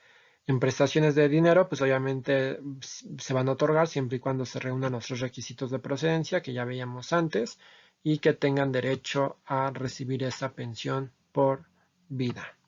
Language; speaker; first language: Spanish; native; Spanish